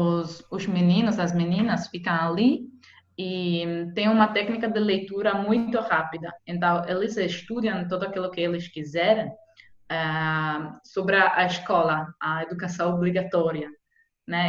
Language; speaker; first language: Portuguese; non-native, fluent; Italian